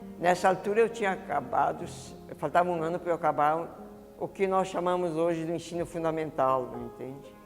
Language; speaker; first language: Portuguese; early bilingual, other home language; Italian